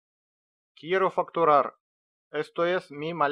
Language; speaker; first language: Spanish; non-native, learner; Russian